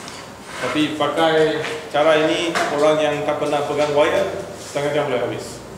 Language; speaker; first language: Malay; non-native, local second language; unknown